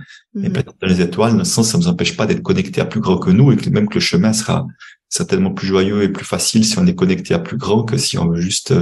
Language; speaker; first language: French; native; French